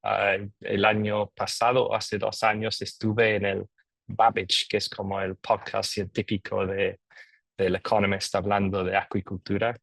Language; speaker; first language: Spanish; non-native, fluent; English